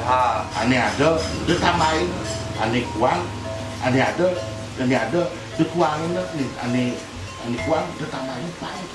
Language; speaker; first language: Indonesian; non-native, local second language; Balinese